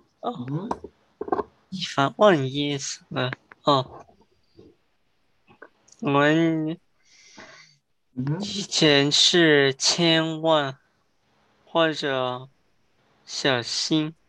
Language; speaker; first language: Chinese; early bilingual, heritage; English